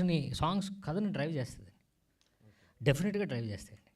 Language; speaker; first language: Telugu; native; Telugu